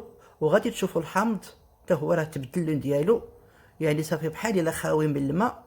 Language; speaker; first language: Arabic; native; Arabic